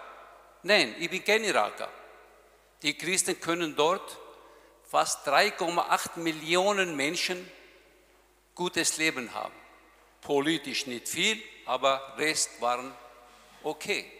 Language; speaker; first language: German; non-native, learner; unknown